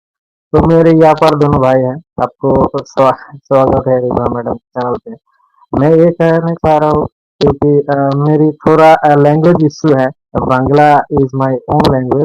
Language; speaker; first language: Hindi; non-native, learner; Bangla